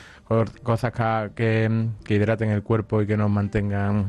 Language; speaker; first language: Spanish; native; Spanish